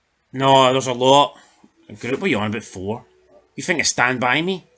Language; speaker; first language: English; native; English